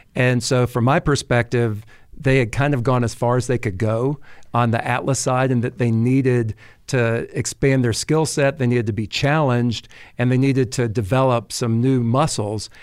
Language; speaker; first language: English; native; English